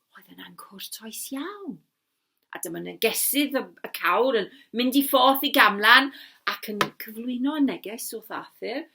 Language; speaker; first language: Welsh; non-native, local second language; English